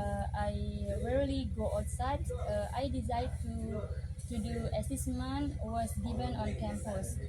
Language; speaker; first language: English; non-native, learner; Indonesian